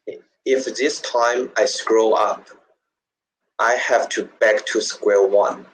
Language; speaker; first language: English; non-native, learner; Chinese